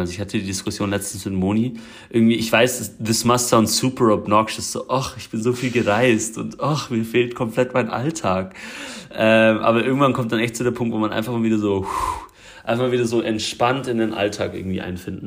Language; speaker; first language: German; native; German